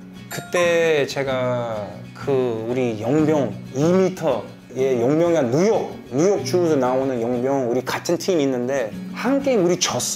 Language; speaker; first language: Korean; non-native, fluent; English